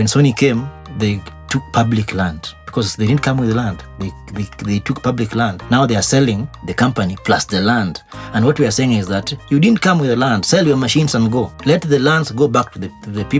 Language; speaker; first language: English; non-native, local second language; Luo (Kenya and Tanzania)